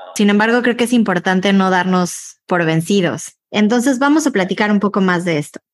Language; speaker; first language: Spanish; native; Spanish